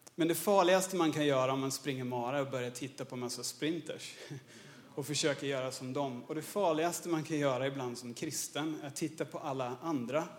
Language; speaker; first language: Swedish; non-native, fluent; English